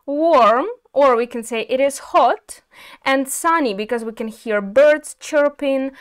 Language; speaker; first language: English; non-native, fluent; Ukrainian